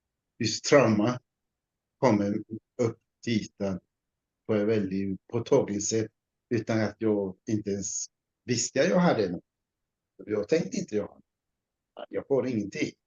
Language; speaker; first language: Swedish; non-native, learner; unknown